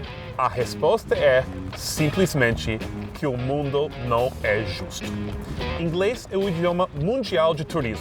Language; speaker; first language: Portuguese; non-native, fluent; English